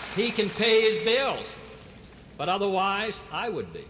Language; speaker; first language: English; native; English